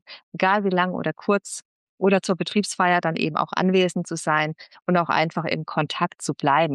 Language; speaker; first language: German; native; German